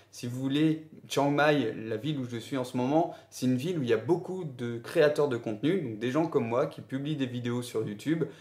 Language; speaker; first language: French; native; French